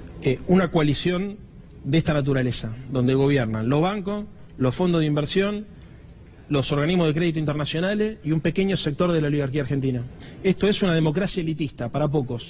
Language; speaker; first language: Spanish; native; Spanish